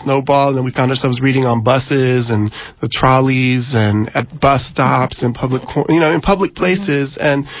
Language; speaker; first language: English; native; English